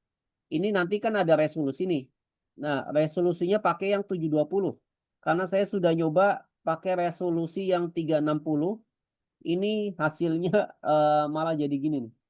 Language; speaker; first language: Indonesian; native; Indonesian